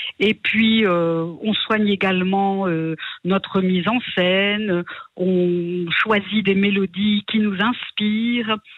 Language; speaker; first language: French; native; French